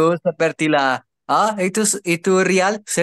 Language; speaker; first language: Indonesian; non-native, learner; Spanish